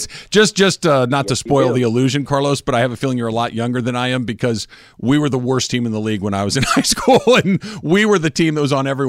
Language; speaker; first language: English; native; English